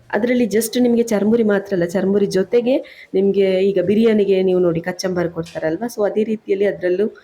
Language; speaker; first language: Kannada; native; Kannada